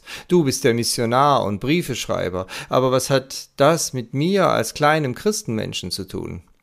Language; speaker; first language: German; native; German